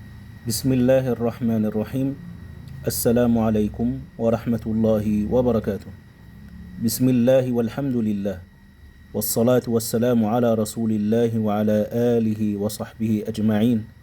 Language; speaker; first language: Arabic; non-native, fluent; Indonesian